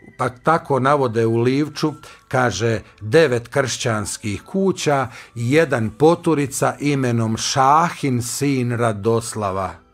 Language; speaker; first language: Croatian; native; Croatian